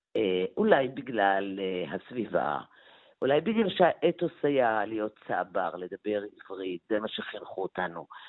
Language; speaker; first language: Hebrew; native; Hebrew